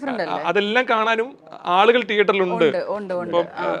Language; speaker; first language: Malayalam; native; Malayalam